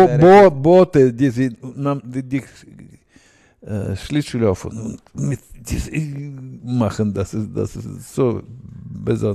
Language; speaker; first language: German; non-native, learner; Russian